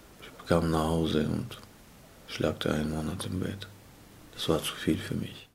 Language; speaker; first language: German; non-native, learner; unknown